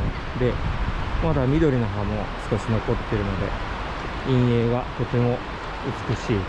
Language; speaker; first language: Japanese; native; Japanese